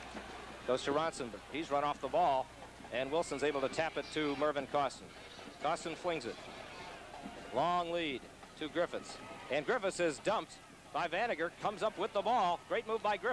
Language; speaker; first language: English; native; English